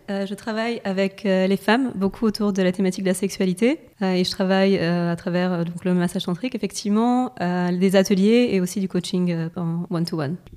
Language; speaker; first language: French; non-native, fluent; Russian